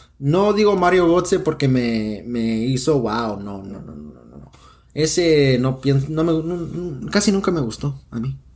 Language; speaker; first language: Spanish; early bilingual, heritage; Spanish